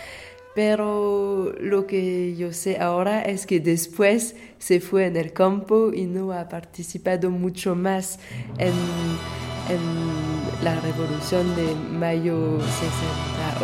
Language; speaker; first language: Spanish; non-native, fluent; French